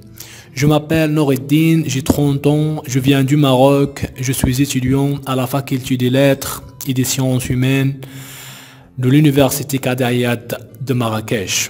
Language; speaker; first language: French; non-native, local second language; Arabic